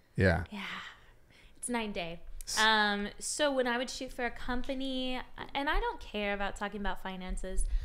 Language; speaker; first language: English; native; English